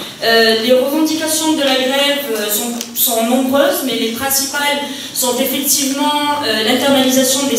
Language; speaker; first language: French; native; French